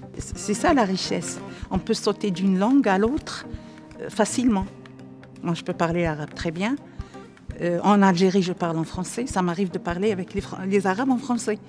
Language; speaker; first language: French; non-native, local second language; Arabic